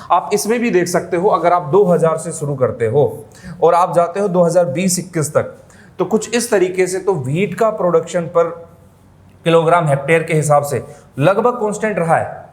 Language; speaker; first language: Hindi; native; Hindi